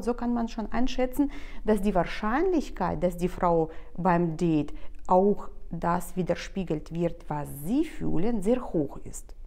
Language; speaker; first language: German; non-native, fluent; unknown